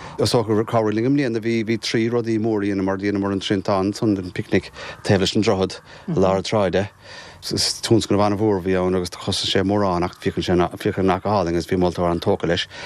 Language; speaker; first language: Irish; native; Irish